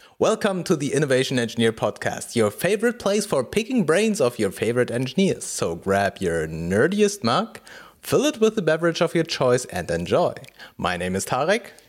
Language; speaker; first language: English; non-native, fluent; German